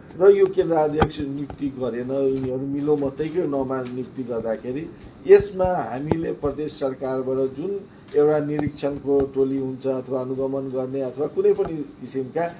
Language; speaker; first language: Nepali; non-native, local second language; Maithili